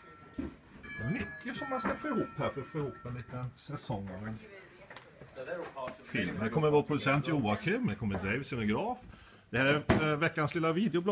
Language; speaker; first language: Swedish; native; Swedish